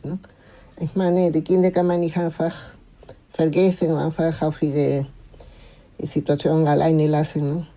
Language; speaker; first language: German; non-native, fluent; Spanish